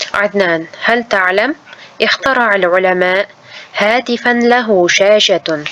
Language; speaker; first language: Arabic; non-native, fluent; Uzbek